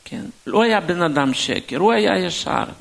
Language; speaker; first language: Hebrew; non-native, fluent; Russian